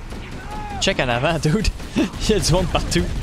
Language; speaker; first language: French; native; French